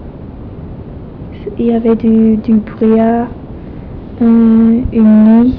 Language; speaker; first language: French; non-native, fluent; English